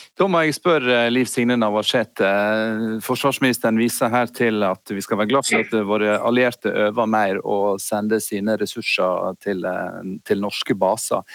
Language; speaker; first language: Norwegian; native; Norwegian